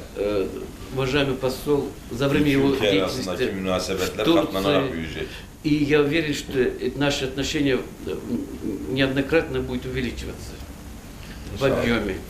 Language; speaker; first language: Russian; non-native, fluent; Turkish